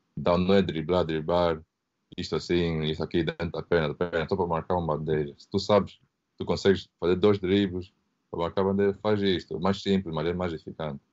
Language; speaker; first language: Portuguese; early bilingual, heritage; Portuguese